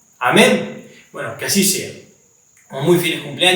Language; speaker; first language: Spanish; native; Spanish